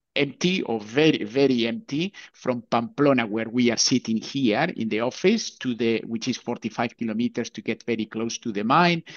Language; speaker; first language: English; non-native, fluent; Spanish